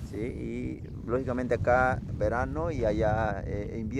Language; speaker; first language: Spanish; native; Spanish